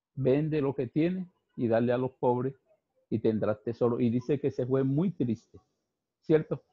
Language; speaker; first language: Spanish; native; Spanish